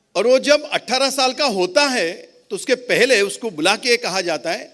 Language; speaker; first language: Hindi; non-native, local second language; Marathi